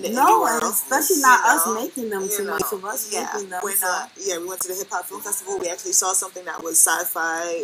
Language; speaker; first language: English; native; English